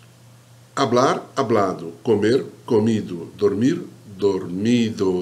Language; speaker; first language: Spanish; non-native, fluent; Portuguese